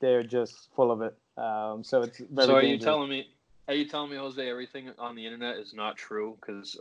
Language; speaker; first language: English; native; English